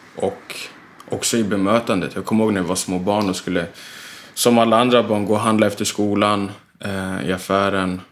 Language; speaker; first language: Swedish; early bilingual, other home language; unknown